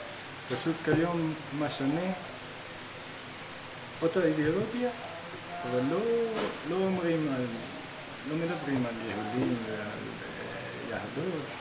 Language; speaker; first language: Hebrew; non-native, learner; English